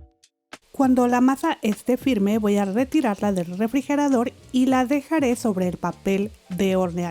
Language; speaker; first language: Spanish; native; Spanish